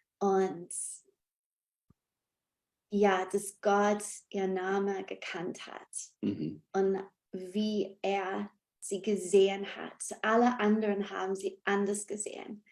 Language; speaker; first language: German; non-native, fluent; English